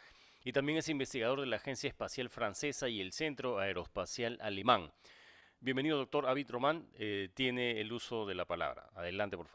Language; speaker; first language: Spanish; native; Spanish